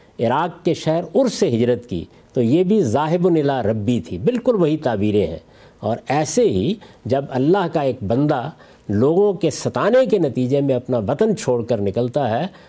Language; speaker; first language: Urdu; non-native, local second language; Punjabi